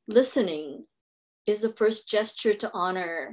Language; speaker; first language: English; non-native, local second language; Filipino